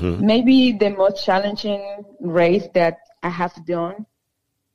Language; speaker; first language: English; non-native, fluent; Spanish